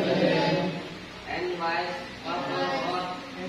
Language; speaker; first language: English; non-native, learner; Indonesian